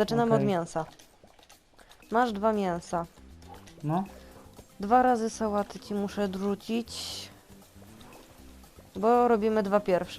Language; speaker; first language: Polish; native; Polish